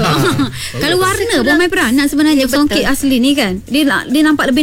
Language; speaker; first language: Malay; native; Malay